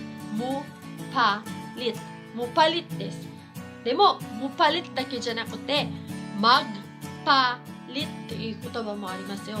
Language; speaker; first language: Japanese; non-native, fluent; Cebuano